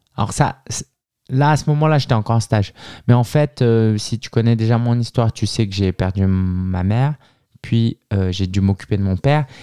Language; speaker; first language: French; native; French